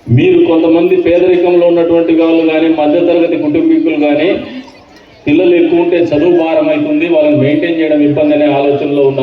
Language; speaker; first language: Telugu; native; Telugu